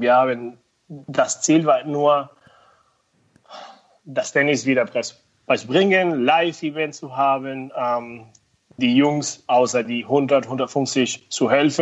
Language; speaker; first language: German; non-native, fluent; Spanish